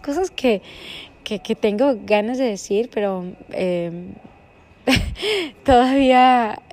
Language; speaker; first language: Spanish; native; Spanish